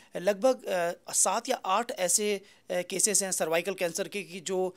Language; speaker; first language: Hindi; native; Hindi